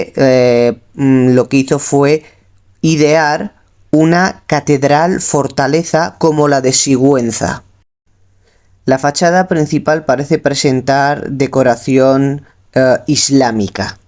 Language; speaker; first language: Spanish; native; Spanish